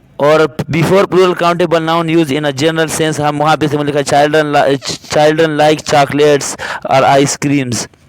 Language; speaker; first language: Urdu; non-native, local second language; Pashto